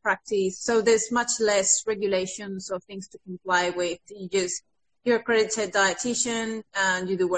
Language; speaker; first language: English; non-native, fluent; Spanish